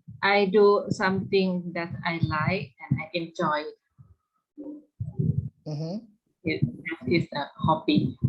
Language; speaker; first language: English; non-native, learner; Thai